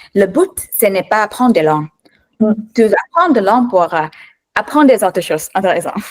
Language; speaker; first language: French; non-native, fluent; Thai